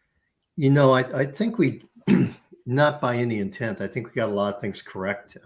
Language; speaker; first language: English; native; English